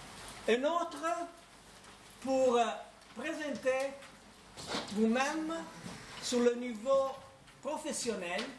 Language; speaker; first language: French; non-native, fluent; Italian